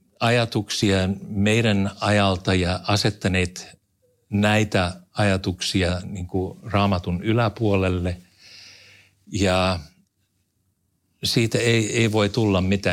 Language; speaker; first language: Finnish; non-native, fluent; English